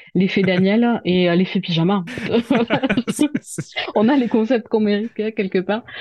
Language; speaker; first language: French; native; French